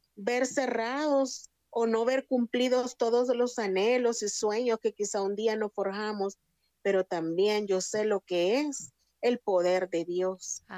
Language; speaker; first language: Spanish; native; Spanish